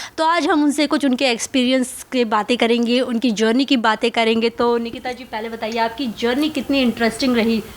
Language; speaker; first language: Hindi; native; Hindi